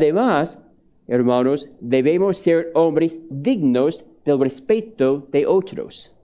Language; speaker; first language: Spanish; non-native, fluent; English